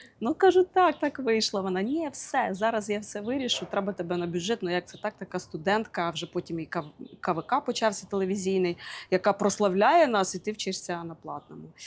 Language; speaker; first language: Ukrainian; native; Ukrainian